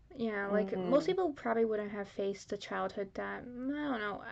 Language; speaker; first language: English; early bilingual, other home language; Chinese